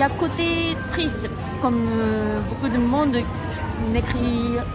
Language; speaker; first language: French; non-native, fluent; Japanese